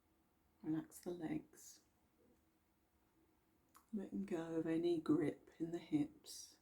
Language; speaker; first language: English; native; English